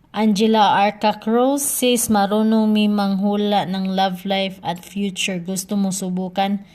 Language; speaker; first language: Filipino; non-native, local second language; Cebuano